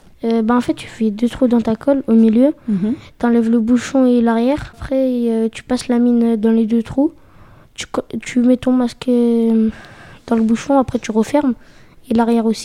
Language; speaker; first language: French; native; French